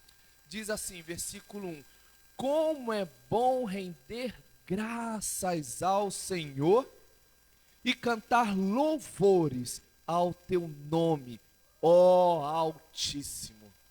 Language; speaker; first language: Portuguese; native; Portuguese